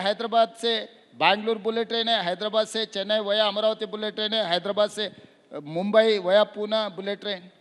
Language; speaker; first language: Hindi; non-native, local second language; Telugu